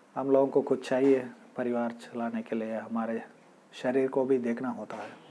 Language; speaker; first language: Hindi; non-native, local second language; Kannada